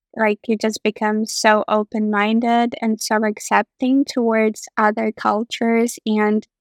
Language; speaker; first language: English; non-native, fluent; Russian